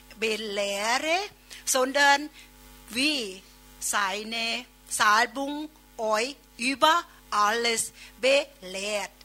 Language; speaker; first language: German; non-native, learner; Thai